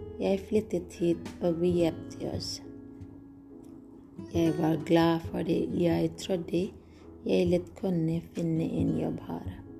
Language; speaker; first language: Norwegian; non-native, learner; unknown